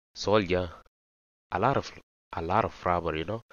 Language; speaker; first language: English; non-native, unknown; Arabic